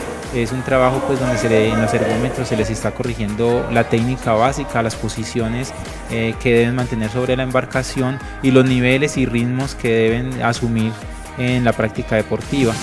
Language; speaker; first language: Spanish; native; Spanish